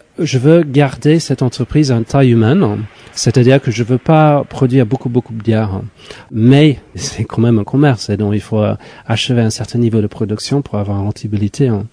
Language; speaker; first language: French; non-native, fluent; English